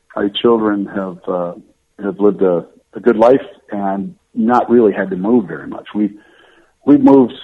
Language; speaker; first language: English; native; English